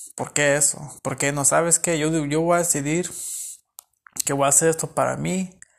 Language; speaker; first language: Spanish; early bilingual, heritage; Spanish